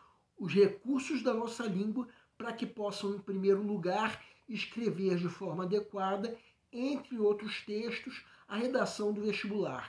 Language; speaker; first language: Portuguese; native; Portuguese